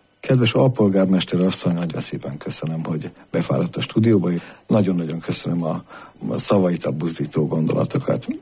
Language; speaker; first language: Hungarian; native; Hungarian